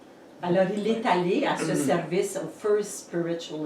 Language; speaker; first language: French; native; French